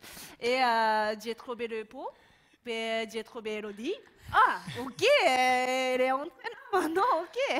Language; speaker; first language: French; non-native, learner; Japanese